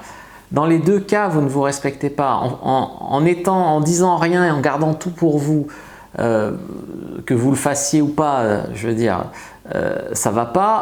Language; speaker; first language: French; native; French